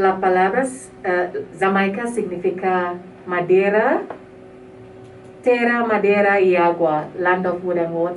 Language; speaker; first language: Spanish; non-native, learner; English